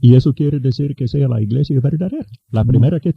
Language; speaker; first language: Spanish; native; Spanish